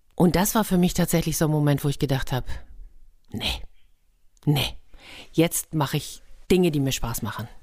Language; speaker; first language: German; native; German